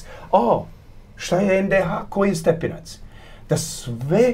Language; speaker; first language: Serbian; early bilingual, heritage; Croatian